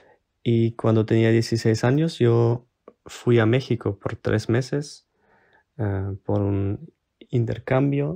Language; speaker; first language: Spanish; non-native, fluent; German